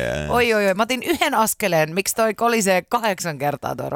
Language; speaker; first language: Finnish; native; Finnish